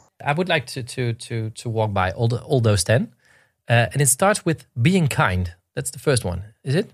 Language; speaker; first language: English; non-native, fluent; Dutch